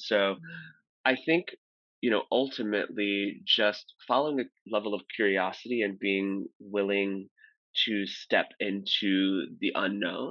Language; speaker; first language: English; native; English